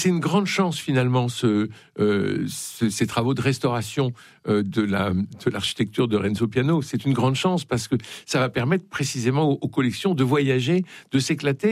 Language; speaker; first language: French; native; French